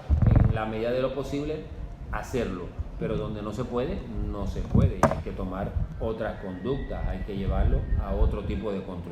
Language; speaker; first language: Spanish; native; Spanish